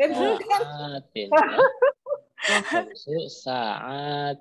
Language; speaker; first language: Arabic; non-native, fluent; Indonesian